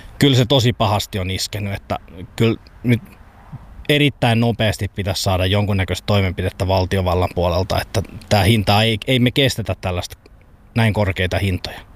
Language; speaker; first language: Finnish; native; Finnish